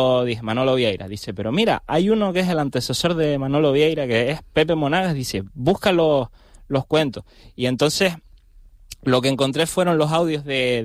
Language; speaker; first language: Spanish; native; Spanish